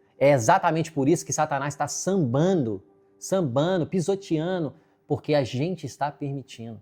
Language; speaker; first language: Portuguese; native; Portuguese